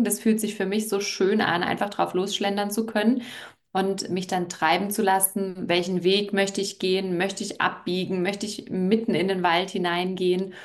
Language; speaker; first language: German; native; German